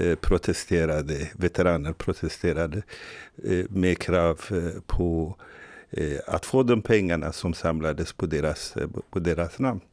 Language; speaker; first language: Swedish; non-native, fluent; Tigrinya